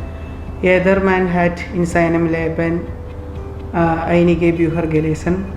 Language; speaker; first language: German; non-native, learner; Malayalam